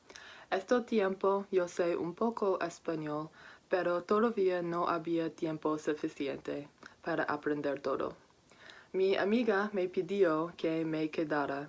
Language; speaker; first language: Spanish; non-native, learner; English